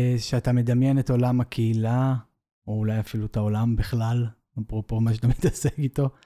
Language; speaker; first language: Hebrew; native; Hebrew